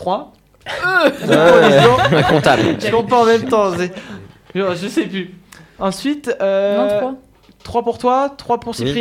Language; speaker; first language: French; native; French